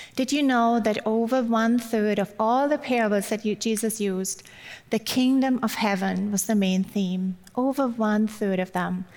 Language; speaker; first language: English; non-native, fluent; German